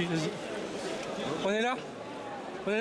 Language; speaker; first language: French; native; French